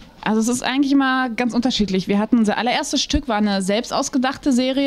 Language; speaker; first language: German; native; German